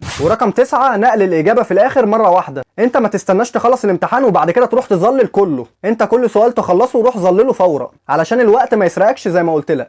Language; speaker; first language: Arabic; native; Arabic